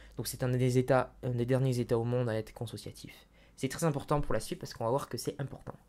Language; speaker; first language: French; native; French